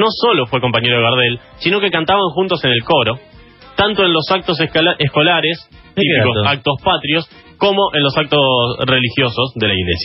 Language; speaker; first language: Spanish; native; Spanish